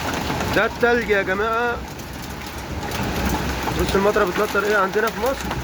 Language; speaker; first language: Arabic; native; Arabic